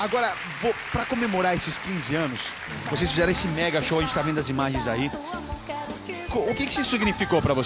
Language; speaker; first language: Portuguese; native; Portuguese